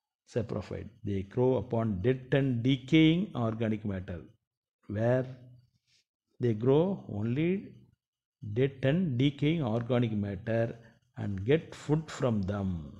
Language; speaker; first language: English; non-native, local second language; Tamil